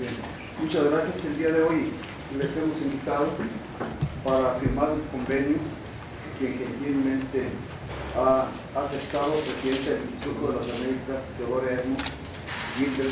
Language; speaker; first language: Spanish; native; Spanish